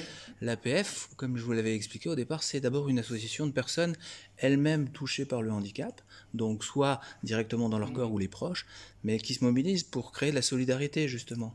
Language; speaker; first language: French; native; French